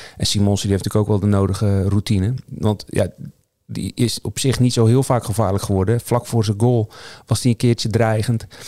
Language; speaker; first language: Dutch; native; Dutch